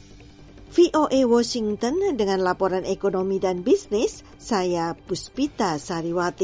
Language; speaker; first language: Indonesian; native; Indonesian